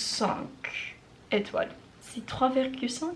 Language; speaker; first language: French; non-native, learner; English